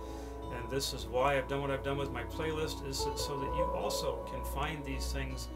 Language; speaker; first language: English; native; English